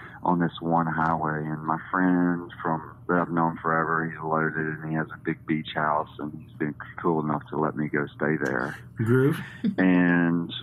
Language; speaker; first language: English; native; English